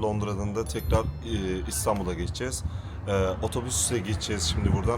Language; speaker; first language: Turkish; native; Turkish